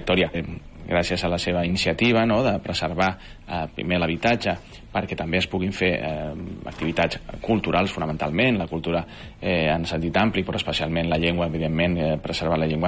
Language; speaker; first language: Catalan; native; Catalan